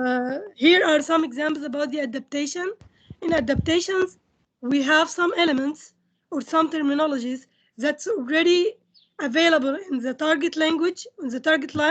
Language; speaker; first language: English; non-native, fluent; Indonesian